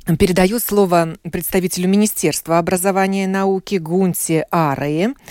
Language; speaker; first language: Russian; native; Russian